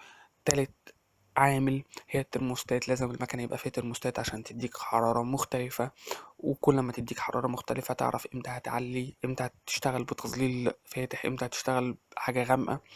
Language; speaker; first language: Arabic; native; Arabic